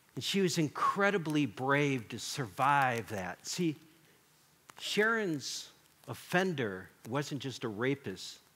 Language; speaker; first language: English; native; English